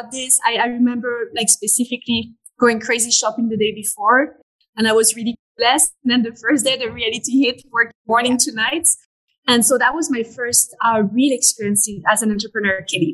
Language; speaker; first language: English; non-native, fluent; French